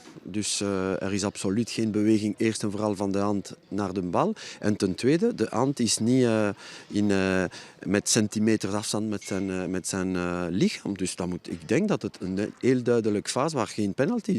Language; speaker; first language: Dutch; non-native, fluent; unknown